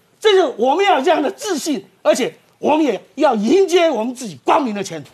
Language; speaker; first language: Chinese; native; Chinese